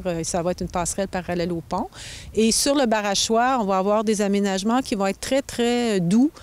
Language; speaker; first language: French; native; French